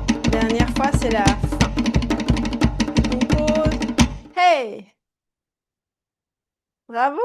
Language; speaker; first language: French; native; French